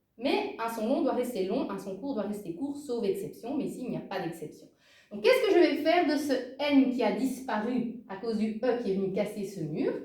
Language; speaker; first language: French; native; French